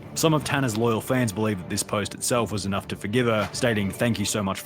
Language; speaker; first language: English; native; English